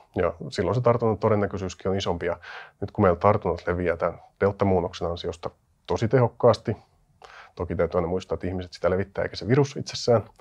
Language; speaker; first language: Finnish; native; Finnish